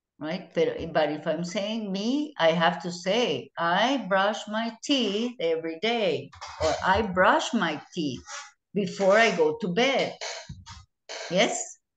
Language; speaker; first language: English; non-native, fluent; Spanish